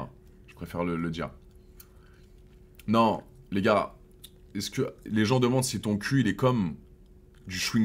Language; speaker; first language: French; native; French